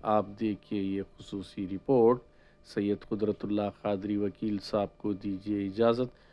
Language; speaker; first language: Urdu; native; Urdu